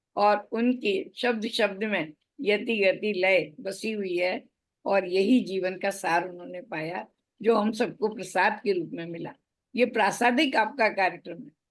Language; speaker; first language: Hindi; native; Hindi